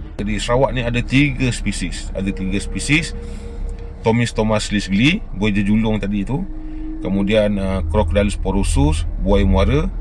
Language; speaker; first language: Malay; native; Malay